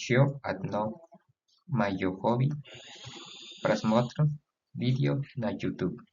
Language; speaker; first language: Russian; non-native, learner; Spanish